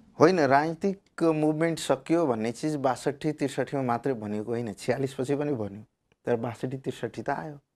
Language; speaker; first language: Nepali; non-native, local second language; Maithili